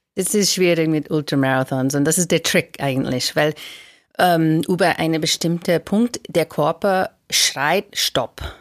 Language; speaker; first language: German; non-native, fluent; English